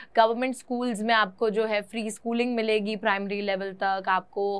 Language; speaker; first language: Hindi; native; Hindi